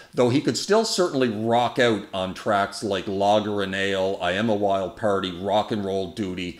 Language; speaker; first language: English; native; English